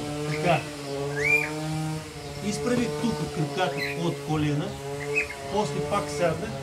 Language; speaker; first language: Bulgarian; non-native, learner; Russian